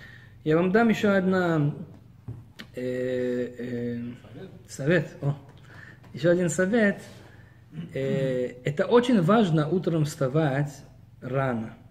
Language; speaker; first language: Russian; early bilingual, heritage; Russian